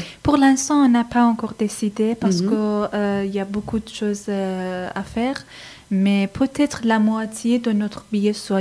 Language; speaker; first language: French; non-native, fluent; Persian